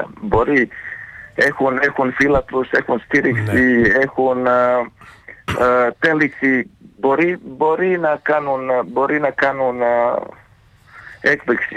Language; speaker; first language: Greek; non-native, fluent; Serbian